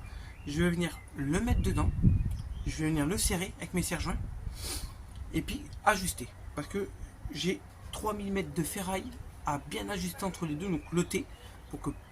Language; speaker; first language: French; native; French